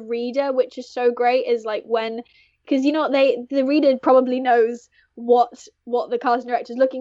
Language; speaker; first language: English; native; English